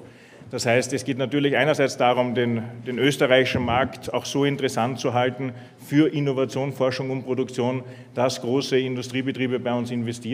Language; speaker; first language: German; native; German